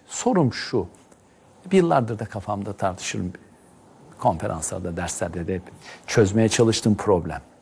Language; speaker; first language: Turkish; native; Turkish